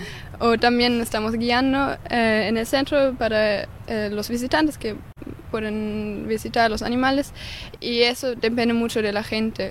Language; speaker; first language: Spanish; non-native, fluent; German